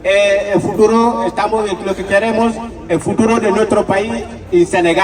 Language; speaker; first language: Spanish; non-native, learner; Wolof